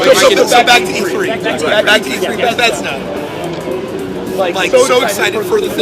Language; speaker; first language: English; native; English